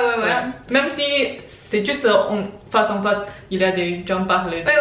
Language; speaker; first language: French; non-native, learner; Chinese